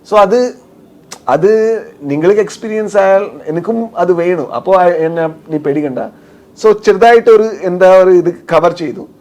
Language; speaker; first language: Malayalam; non-native, local second language; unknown